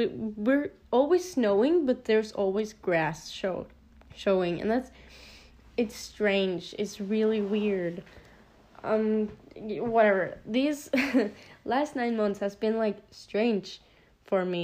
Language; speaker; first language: English; non-native, fluent; Norwegian